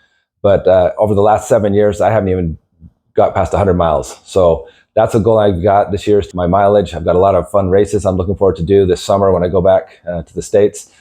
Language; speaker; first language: English; native; English